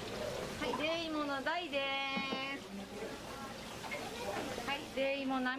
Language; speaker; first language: Japanese; native; Japanese